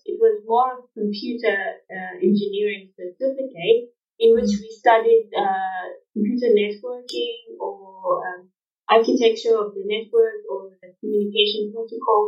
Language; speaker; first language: English; non-native, fluent; Arabic